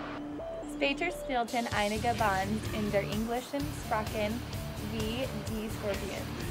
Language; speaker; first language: German; non-native, learner; English